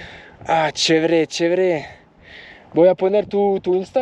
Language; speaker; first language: Spanish; non-native, learner; French